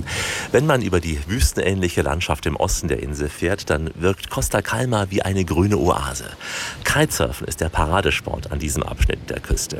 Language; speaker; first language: German; native; German